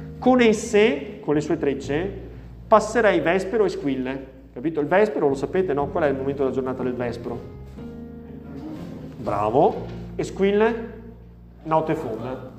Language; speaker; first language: Italian; native; Italian